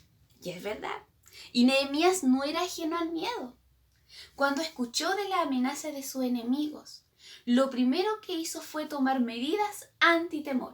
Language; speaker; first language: Spanish; native; Spanish